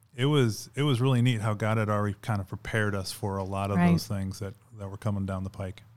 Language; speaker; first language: English; native; English